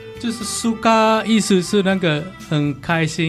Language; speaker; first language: Chinese; non-native, learner; Balinese